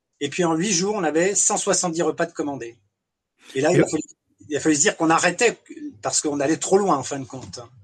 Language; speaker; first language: French; native; French